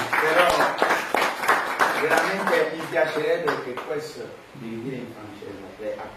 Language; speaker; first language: Italian; non-native, fluent; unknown